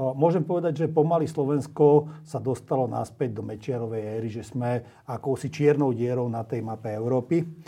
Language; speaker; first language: Slovak; non-native, local second language; Hungarian